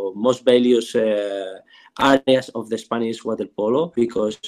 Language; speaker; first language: English; non-native, learner; Spanish